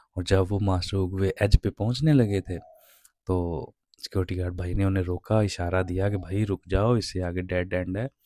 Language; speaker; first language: Urdu; non-native, local second language; Punjabi